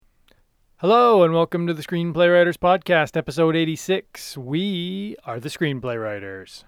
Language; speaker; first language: English; native; English